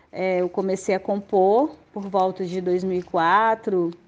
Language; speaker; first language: Portuguese; native; Portuguese